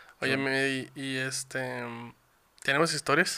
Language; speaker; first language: Spanish; native; Spanish